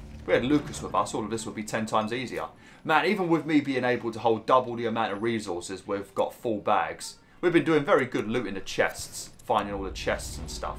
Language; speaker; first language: English; native; English